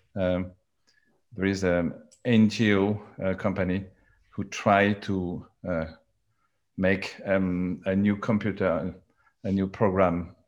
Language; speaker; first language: English; non-native, learner; French